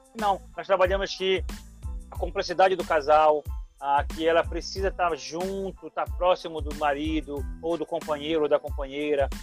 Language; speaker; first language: Portuguese; native; Portuguese